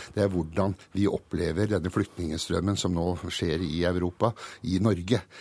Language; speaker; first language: Norwegian; early bilingual, other home language; Hungarian